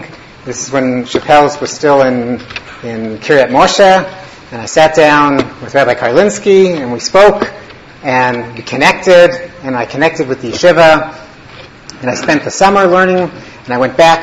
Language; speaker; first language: English; native; English